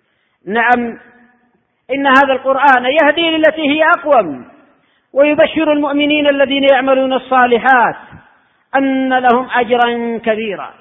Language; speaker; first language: Arabic; native; Arabic